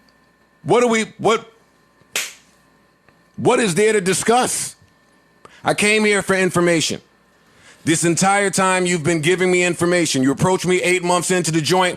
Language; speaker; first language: English; native; English